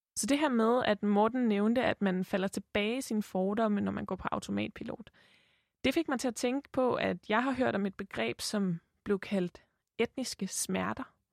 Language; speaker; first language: Danish; native; Danish